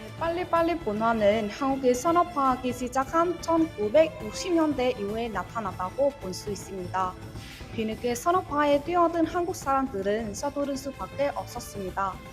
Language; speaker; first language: Korean; non-native, learner; Vietnamese